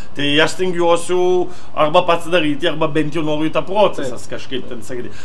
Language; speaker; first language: Lithuanian; non-native, fluent; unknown